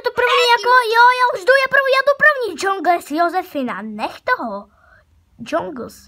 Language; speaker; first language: Czech; early bilingual, other home language; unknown